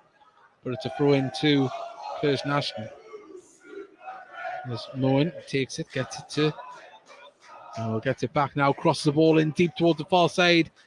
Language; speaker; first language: English; native; English